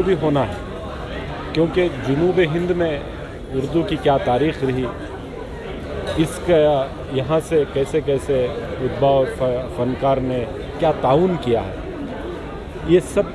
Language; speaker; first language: Urdu; native; Urdu